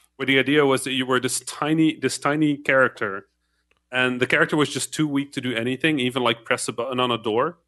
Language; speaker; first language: English; non-native, fluent; Dutch